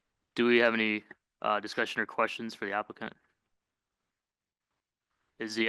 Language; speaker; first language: English; native; English